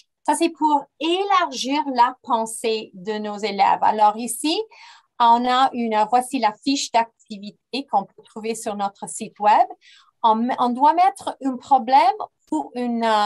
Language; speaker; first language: French; non-native, fluent; English